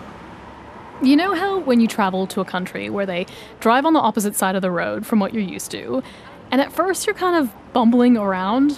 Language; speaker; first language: English; native; English